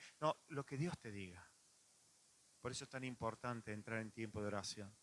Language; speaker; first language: Spanish; native; Spanish